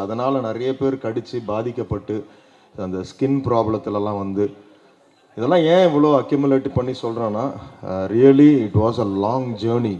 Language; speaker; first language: Tamil; native; Tamil